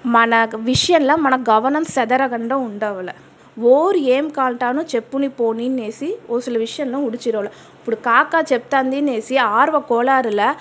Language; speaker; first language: Telugu; native; Telugu